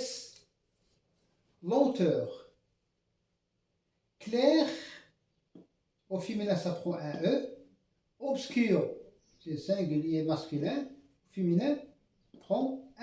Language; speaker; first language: French; non-native, local second language; Arabic